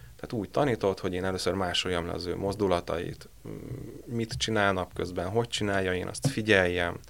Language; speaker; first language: Hungarian; native; Hungarian